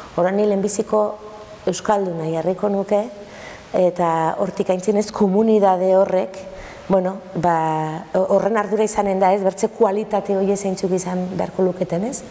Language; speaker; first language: Basque; native; Basque